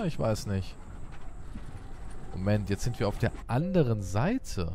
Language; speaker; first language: German; native; German